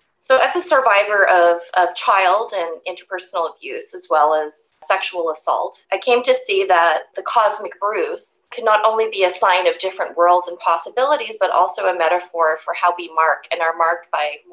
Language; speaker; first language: English; native; English